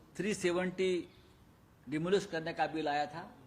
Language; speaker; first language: Hindi; non-native, local second language; Marathi